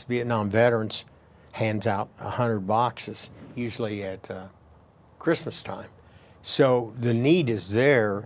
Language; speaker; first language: English; native; English